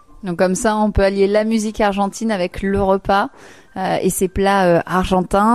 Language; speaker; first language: French; native; French